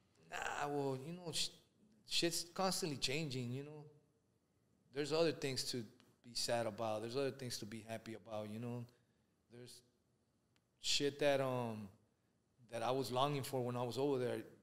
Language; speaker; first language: English; early bilingual, other home language; Spanish